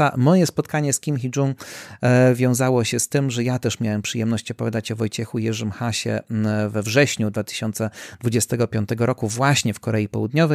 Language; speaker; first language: Polish; native; Polish